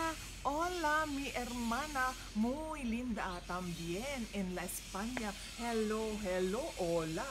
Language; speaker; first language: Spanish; non-native, learner; Iloko